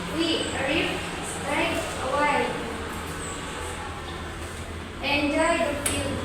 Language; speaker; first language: English; non-native, learner; Indonesian